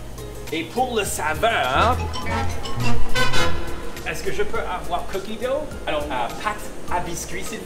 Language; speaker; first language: French; non-native, learner; English